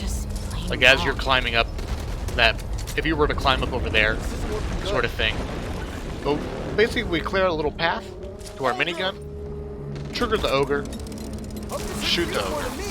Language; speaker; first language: English; native; English